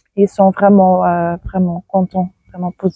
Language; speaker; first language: French; non-native, fluent; Dutch